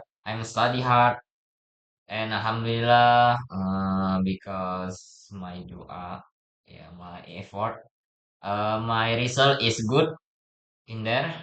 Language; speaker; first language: English; non-native, learner; Indonesian